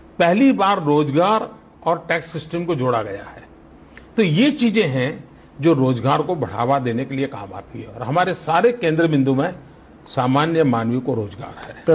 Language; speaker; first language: Hindi; non-native, local second language; Gujarati